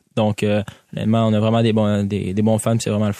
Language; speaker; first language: French; native; French